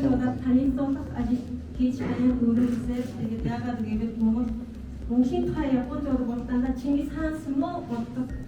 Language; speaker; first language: Mongolian; non-native, learner; Japanese